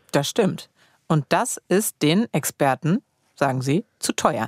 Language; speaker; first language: German; native; German